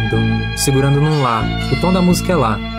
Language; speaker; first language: Portuguese; native; Portuguese